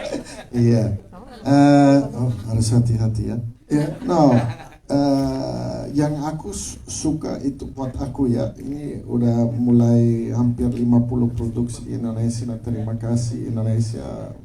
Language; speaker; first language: Indonesian; non-native, fluent; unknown